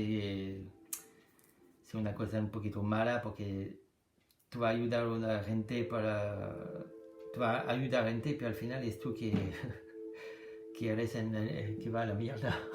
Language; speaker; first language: Spanish; non-native, learner; French